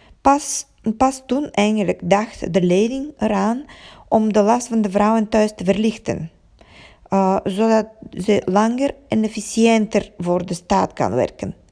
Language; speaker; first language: Dutch; non-native, fluent; Bulgarian